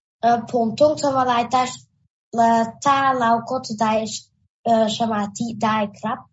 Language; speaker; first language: Thai; early bilingual, heritage; Thai